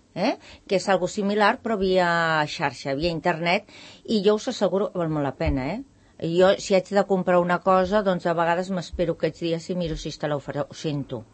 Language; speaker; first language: Catalan; native; Catalan